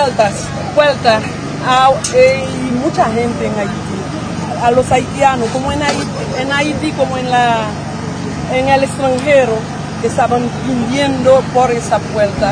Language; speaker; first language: Spanish; non-native, fluent; Haitian Creole